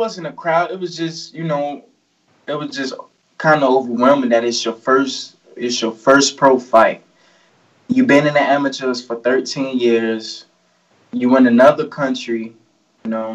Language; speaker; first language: English; native; English